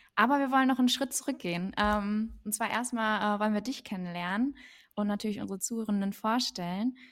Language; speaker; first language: German; native; German